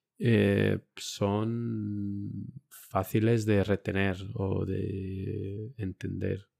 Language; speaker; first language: Spanish; early bilingual, other home language; Romanian